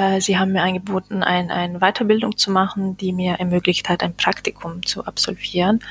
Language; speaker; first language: German; non-native, fluent; Bosnian